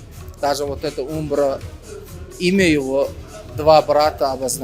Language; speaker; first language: Russian; non-native, local second language; Turkmen